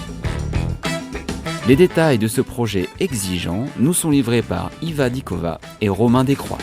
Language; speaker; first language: French; native; French